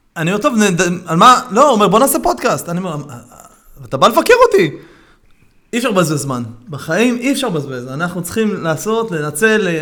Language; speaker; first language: Hebrew; native; Hebrew